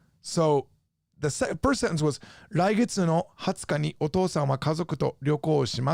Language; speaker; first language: Japanese; non-native, fluent; English